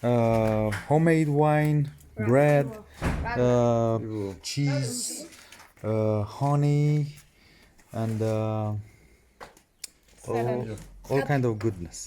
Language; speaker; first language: English; non-native, learner; Romanian